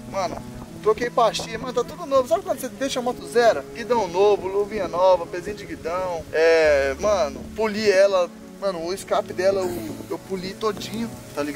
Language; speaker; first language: Portuguese; native; Portuguese